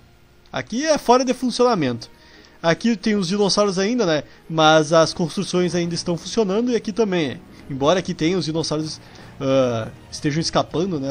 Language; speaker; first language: Portuguese; native; Portuguese